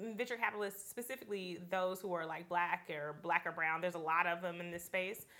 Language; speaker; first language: English; native; English